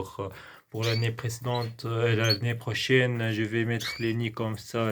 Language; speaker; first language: French; non-native, local second language; Arabic